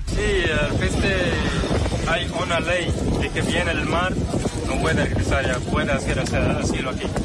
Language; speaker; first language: Spanish; non-native, learner; Arabic